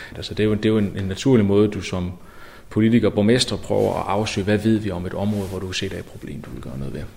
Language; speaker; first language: Danish; native; Danish